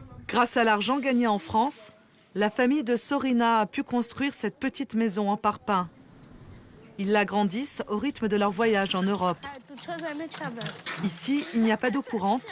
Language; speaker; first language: French; native; French